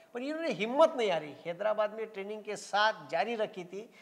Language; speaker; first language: Hindi; non-native, local second language; Marathi